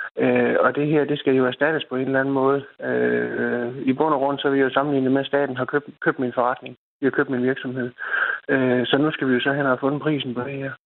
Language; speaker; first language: Danish; native; Danish